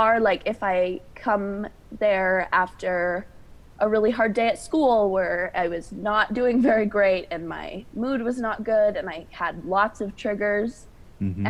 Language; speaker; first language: English; native; English